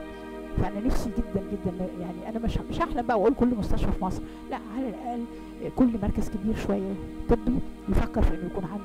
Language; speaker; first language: Arabic; native; Arabic